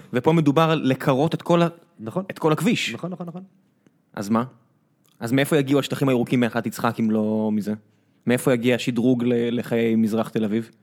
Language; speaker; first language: Hebrew; native; Hebrew